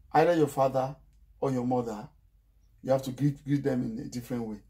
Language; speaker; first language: English; non-native, local second language; Yoruba